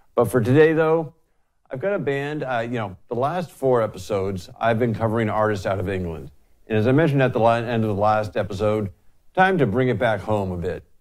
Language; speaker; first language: English; native; English